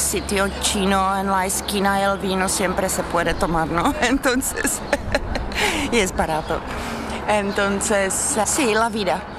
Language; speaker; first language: Spanish; non-native, learner; Czech